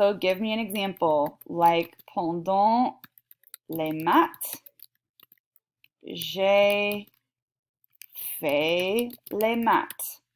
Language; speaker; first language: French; non-native, fluent; English